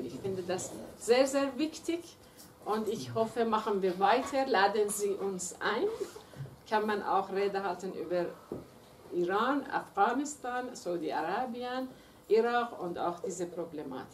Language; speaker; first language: German; non-native, fluent; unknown